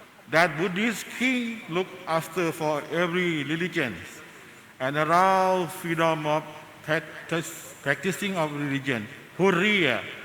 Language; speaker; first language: English; non-native, learner; Thai